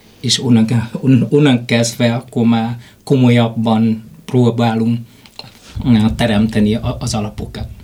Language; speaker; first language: Hungarian; non-native, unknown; Vietnamese